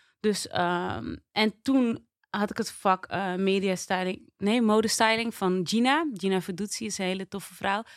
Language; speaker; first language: Dutch; native; Dutch